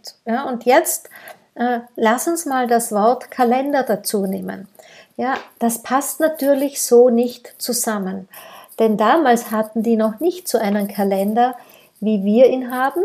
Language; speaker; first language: German; native; German